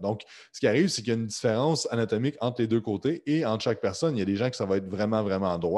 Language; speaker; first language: French; native; French